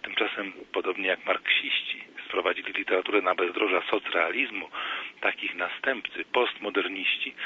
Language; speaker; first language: Polish; native; Polish